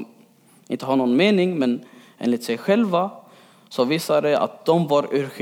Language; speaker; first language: Swedish; early bilingual, other home language; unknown